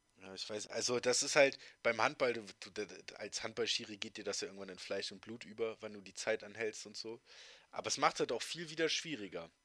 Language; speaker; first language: German; native; German